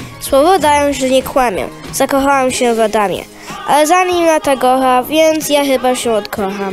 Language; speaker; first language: Polish; early bilingual, heritage; Polish